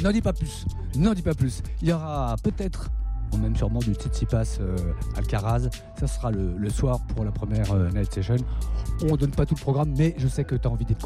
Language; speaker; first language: French; native; French